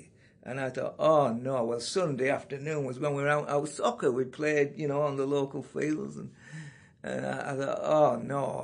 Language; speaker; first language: English; native; English